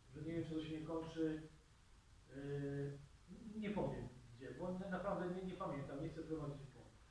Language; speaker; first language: Polish; native; Polish